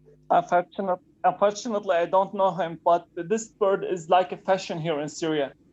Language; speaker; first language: English; non-native, fluent; Arabic